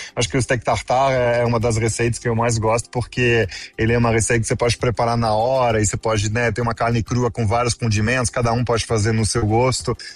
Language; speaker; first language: Portuguese; non-native, fluent; French